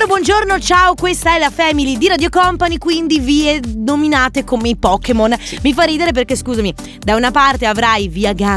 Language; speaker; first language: Italian; native; Italian